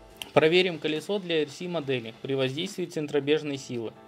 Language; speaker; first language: Russian; native; Russian